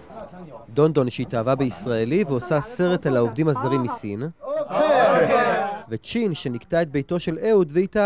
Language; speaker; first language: Hebrew; native; Hebrew